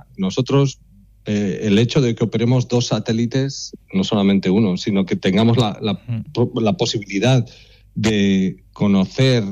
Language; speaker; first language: Spanish; native; Spanish